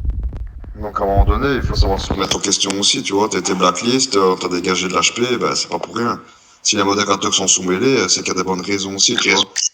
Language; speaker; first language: French; native; French